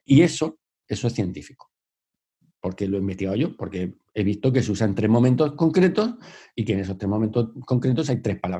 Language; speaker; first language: Spanish; native; Spanish